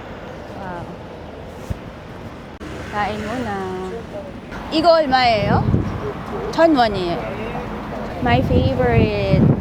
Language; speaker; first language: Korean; non-native, learner; Filipino